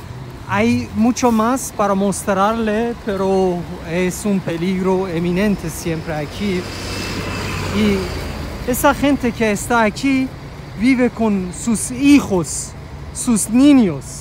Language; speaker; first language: Spanish; non-native, fluent; Portuguese